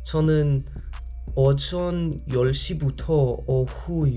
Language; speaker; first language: Korean; non-native, learner; English